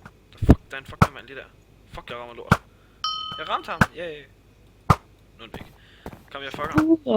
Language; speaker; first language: Danish; native; Danish